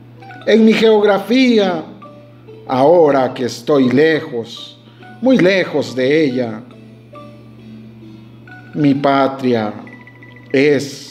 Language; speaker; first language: Spanish; native; Spanish